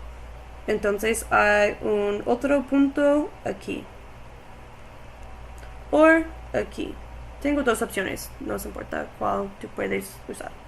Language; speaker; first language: Spanish; non-native, learner; English